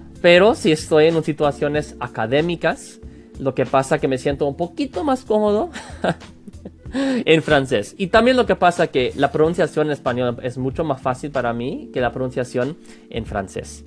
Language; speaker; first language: Spanish; non-native, fluent; English